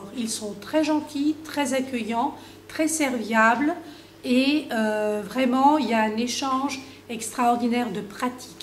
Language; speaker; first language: French; non-native, fluent; Greek